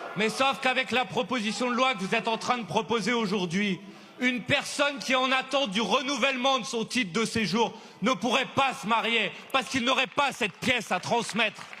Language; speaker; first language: French; native; French